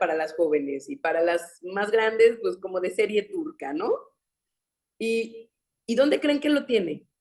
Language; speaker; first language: Spanish; native; Spanish